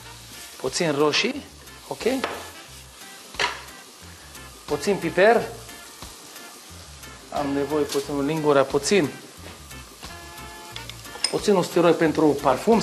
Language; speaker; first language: Romanian; non-native, learner; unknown